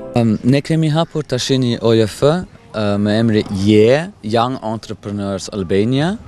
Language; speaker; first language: Albanian; non-native, fluent; German